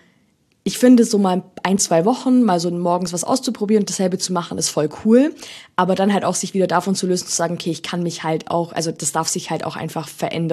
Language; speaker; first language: German; native; German